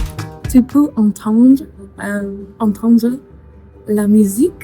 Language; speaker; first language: French; non-native, learner; English